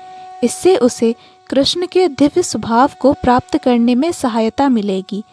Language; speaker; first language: Hindi; native; Hindi